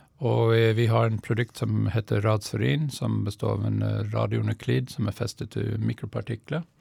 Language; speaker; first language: Norwegian; non-native, fluent; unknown